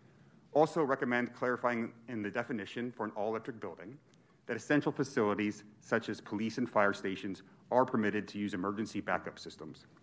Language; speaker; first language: English; native; English